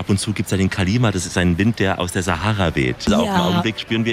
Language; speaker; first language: German; native; German